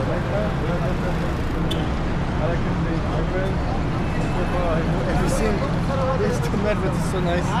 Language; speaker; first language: English; non-native, learner; French